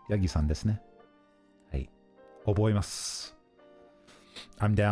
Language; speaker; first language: Japanese; non-native, fluent; English